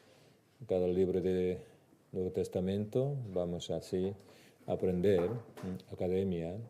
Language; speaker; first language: Spanish; non-native, learner; Korean